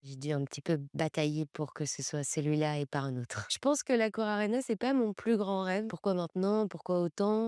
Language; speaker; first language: French; native; French